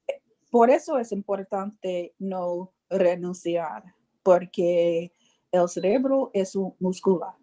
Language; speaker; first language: Spanish; non-native, learner; English